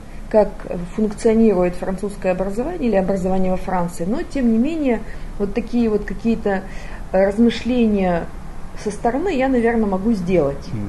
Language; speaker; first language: Russian; native; Russian